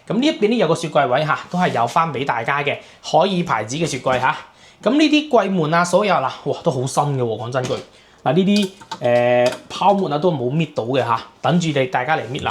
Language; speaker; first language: Cantonese; native; Cantonese